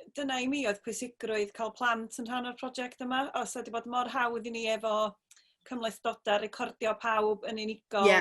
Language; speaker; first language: Welsh; native; Welsh